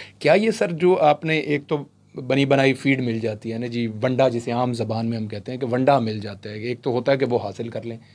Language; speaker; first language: Urdu; non-native, local second language; Punjabi